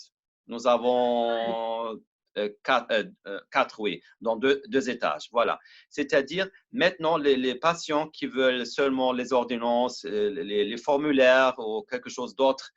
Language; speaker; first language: French; non-native, learner; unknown